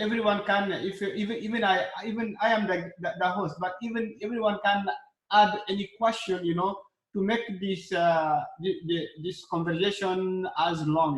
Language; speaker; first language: English; non-native, learner; Arabic